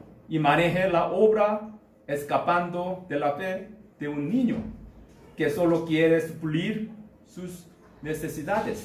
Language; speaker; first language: Spanish; non-native, learner; Korean